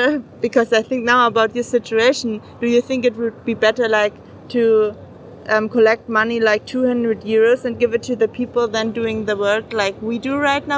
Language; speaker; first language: English; non-native, fluent; German